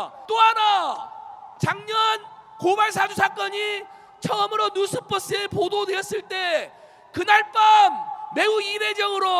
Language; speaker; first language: Korean; native; Korean